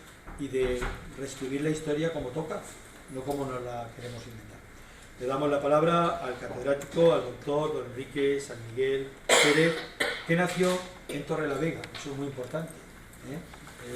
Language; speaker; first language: Spanish; native; Spanish